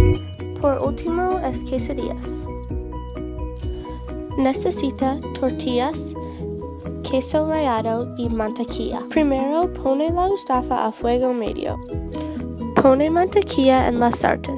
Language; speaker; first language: Spanish; non-native, learner; English